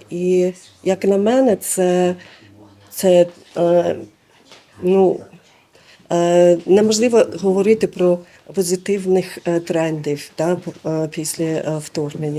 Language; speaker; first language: Ukrainian; non-native, fluent; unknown